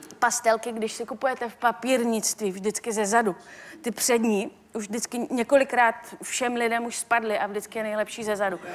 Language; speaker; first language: Czech; native; Czech